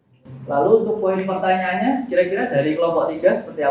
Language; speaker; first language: Indonesian; native; Indonesian